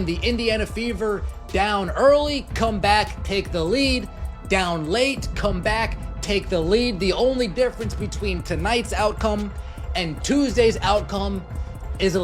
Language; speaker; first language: English; native; English